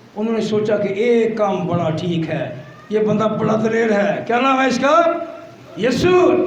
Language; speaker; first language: Urdu; non-native, local second language; Punjabi